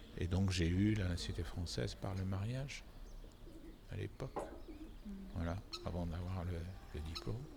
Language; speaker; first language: French; non-native, local second language; Arabic